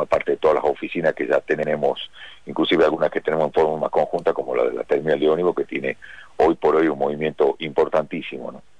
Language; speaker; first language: Spanish; native; Spanish